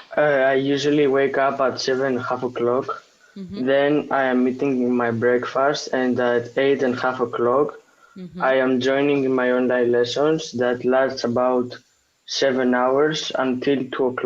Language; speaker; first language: English; non-native, fluent; Greek